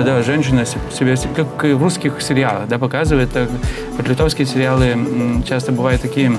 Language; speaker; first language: Russian; non-native, fluent; Lithuanian